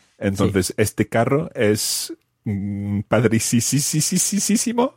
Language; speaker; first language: Spanish; non-native, fluent; English